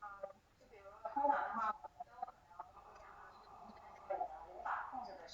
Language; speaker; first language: Chinese; native; Chinese